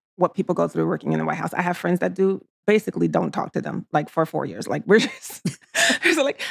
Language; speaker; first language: English; native; English